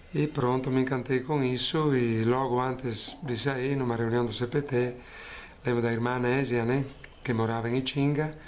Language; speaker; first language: Portuguese; non-native, fluent; Italian